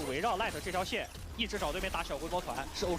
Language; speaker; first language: Chinese; native; Chinese